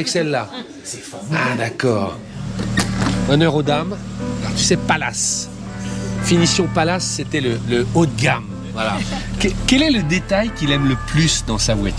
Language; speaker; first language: French; native; French